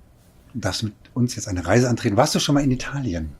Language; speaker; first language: German; native; German